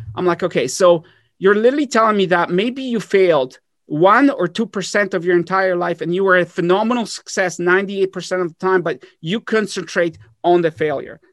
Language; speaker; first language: English; early bilingual, other home language; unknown